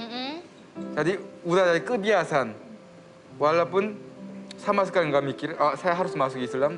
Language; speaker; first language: Indonesian; non-native, fluent; Korean